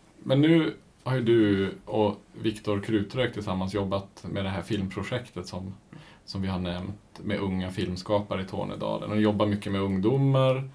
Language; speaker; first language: Swedish; native; Swedish